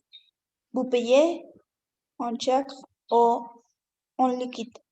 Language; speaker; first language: French; non-native, learner; Spanish